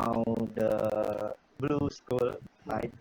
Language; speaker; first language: English; non-native, learner; Indonesian